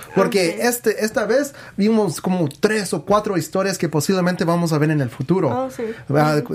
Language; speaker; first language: Spanish; native; Spanish